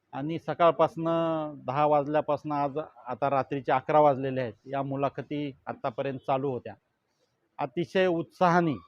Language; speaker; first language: Marathi; native; Marathi